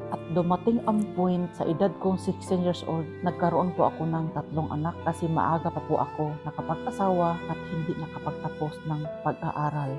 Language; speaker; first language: Filipino; non-native, local second language; Cebuano